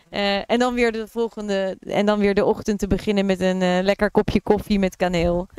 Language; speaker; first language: Dutch; native; Dutch